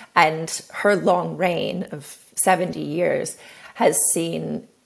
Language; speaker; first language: English; native; English